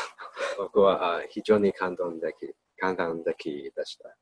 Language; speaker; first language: Japanese; non-native, learner; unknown